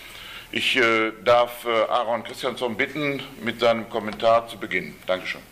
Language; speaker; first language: German; native; German